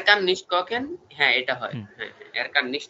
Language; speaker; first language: German; non-native, learner; Bangla